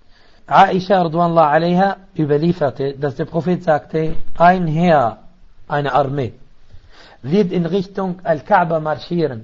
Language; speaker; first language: German; non-native, fluent; Arabic